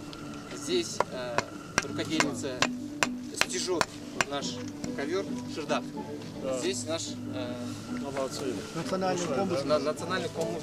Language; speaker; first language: Russian; non-native, local second language; Kyrgyz